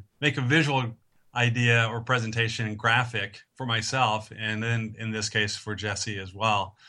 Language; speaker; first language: English; native; English